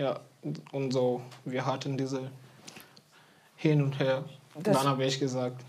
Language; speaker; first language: German; non-native, fluent; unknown